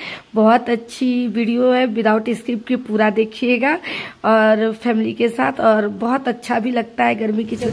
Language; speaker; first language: Hindi; native; Hindi